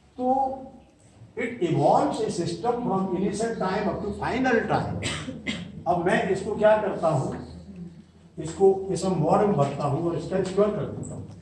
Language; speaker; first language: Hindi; native; Hindi